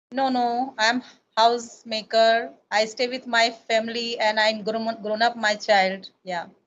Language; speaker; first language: English; non-native, learner; Hindi